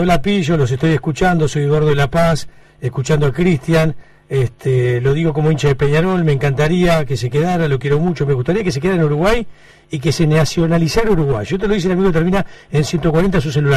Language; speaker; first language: Spanish; native; Spanish